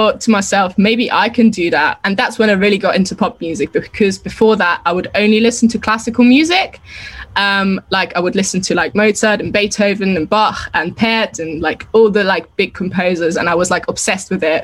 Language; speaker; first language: English; non-native, fluent; German